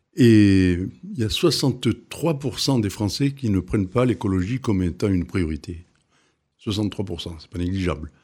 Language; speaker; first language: French; native; French